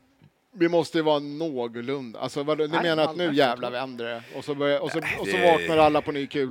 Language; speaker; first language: Swedish; native; Swedish